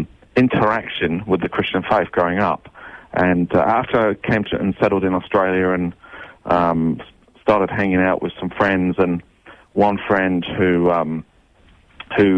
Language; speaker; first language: English; native; English